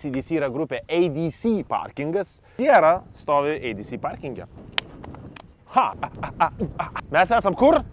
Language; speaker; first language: Lithuanian; native; Lithuanian